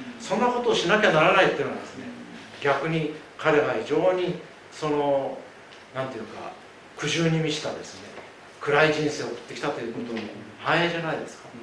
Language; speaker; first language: Japanese; native; Japanese